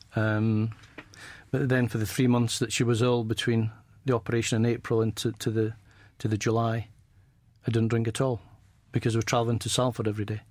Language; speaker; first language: English; native; English